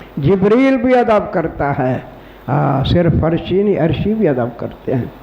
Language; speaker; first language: Urdu; non-native, local second language; Saraiki